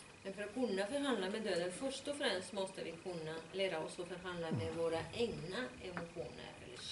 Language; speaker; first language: Swedish; non-native, fluent; Spanish